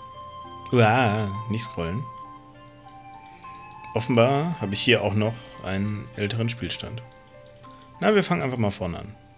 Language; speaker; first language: German; native; German